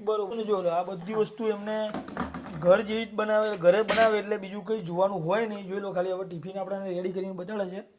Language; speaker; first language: Gujarati; native; Gujarati